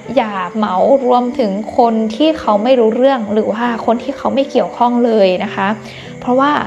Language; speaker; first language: Thai; non-native, fluent; Burmese